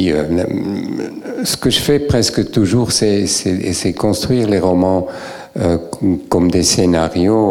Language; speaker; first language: French; native; French